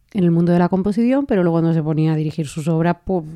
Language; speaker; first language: Spanish; native; Spanish